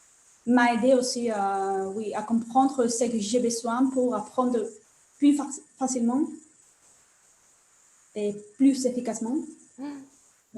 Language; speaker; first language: French; non-native, learner; Spanish